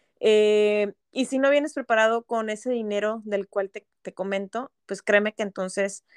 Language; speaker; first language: Spanish; native; Spanish